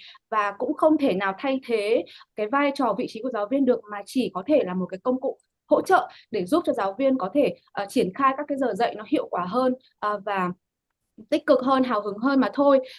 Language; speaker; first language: Vietnamese; native; Vietnamese